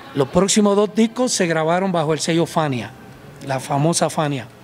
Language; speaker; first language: Spanish; early bilingual, heritage; Spanish